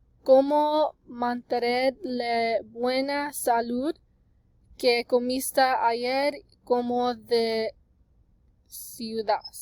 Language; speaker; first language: Spanish; non-native, learner; English